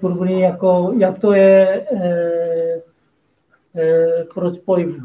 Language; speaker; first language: Czech; non-native, learner; Korean